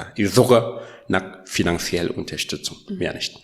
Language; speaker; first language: German; non-native, learner; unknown